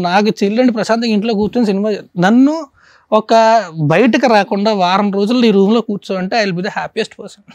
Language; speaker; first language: Telugu; native; Telugu